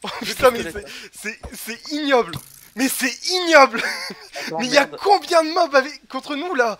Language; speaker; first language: French; native; French